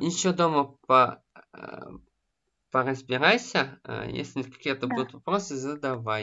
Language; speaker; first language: Russian; native; Russian